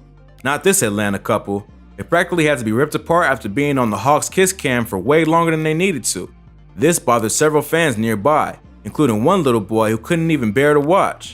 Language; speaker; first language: English; native; English